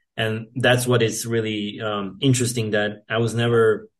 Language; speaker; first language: English; non-native, fluent; Serbian